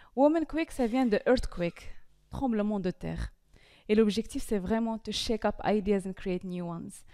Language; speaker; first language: French; non-native, local second language; Arabic